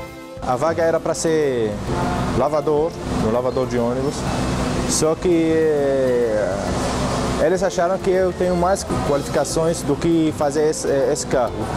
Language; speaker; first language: Portuguese; non-native, fluent; Arabic